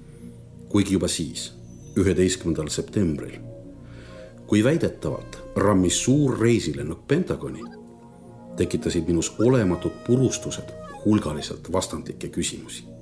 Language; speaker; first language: Estonian; native; Estonian